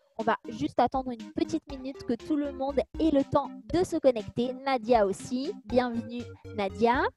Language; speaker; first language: French; native; French